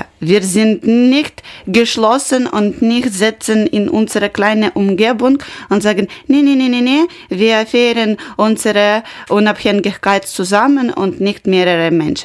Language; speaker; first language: German; non-native, learner; Ukrainian